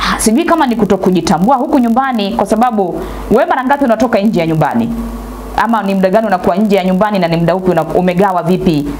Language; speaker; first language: Swahili; non-native, local second language; Luyia